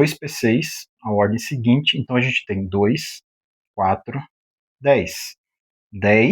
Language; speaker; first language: Portuguese; native; Portuguese